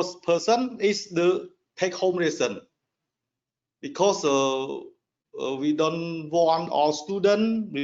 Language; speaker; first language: English; non-native, learner; Khmer